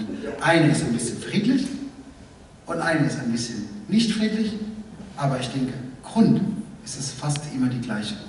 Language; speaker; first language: German; non-native, fluent; Arabic